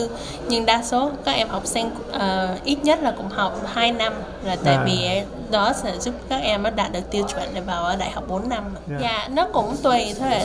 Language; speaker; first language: Vietnamese; early bilingual, heritage; Vietnamese